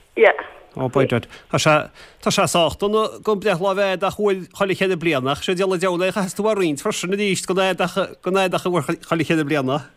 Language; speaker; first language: Irish; native; Irish